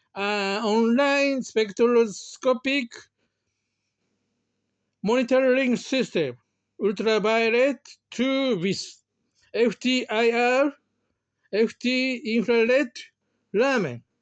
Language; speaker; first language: English; non-native, learner; Japanese